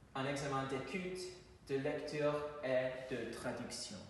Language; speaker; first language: French; non-native, fluent; English